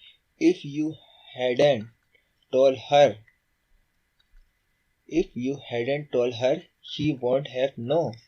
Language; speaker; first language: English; non-native, learner; Urdu